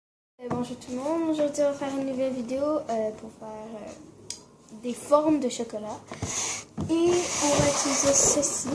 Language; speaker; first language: French; native; French